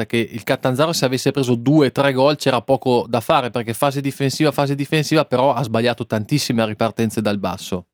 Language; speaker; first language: Italian; native; Italian